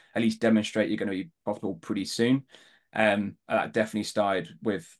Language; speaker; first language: English; native; English